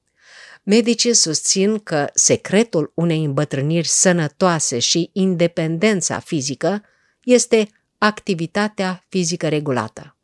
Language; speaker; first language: Romanian; native; Romanian